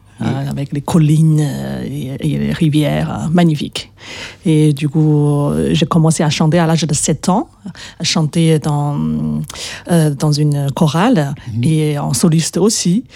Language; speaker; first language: French; non-native, fluent; Chinese